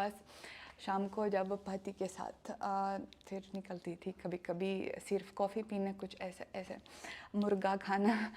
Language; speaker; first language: Hindi; non-native, learner; Russian